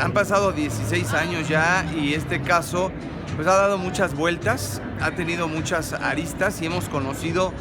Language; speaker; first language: Spanish; native; Spanish